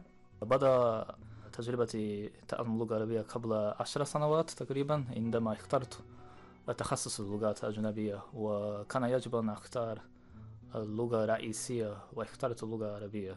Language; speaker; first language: Arabic; non-native, learner; Japanese